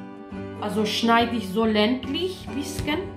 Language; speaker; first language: German; non-native, learner; Kurdish